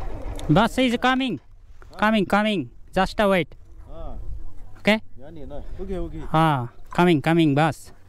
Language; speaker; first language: English; non-native, learner; Nepali